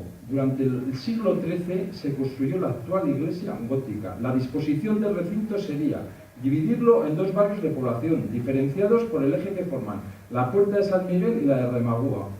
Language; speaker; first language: Spanish; native; Spanish